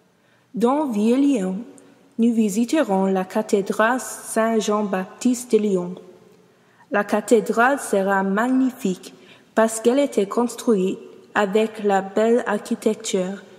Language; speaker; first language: French; non-native, learner; English